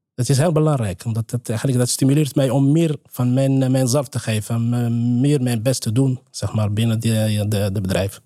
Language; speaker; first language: Dutch; non-native, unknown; Arabic